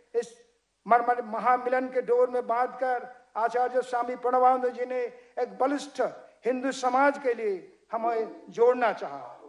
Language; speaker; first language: Hindi; non-native, local second language; Bangla